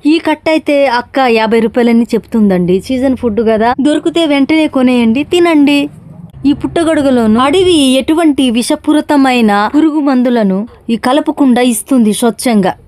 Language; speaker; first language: Telugu; non-native, local second language; Koya